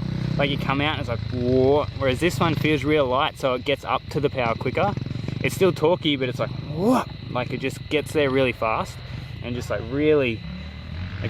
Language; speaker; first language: English; native; English